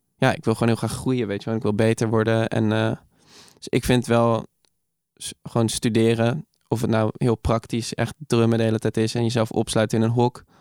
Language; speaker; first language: Dutch; native; Dutch